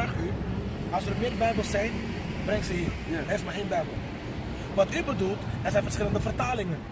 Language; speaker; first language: Dutch; native; Dutch